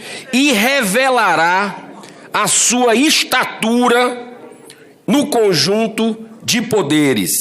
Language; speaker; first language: Portuguese; native; Portuguese